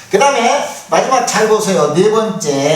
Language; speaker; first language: Korean; native; Korean